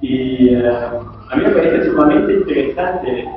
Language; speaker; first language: Spanish; non-native, fluent; Italian